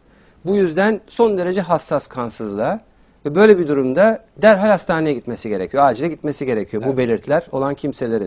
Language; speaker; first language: Turkish; native; Turkish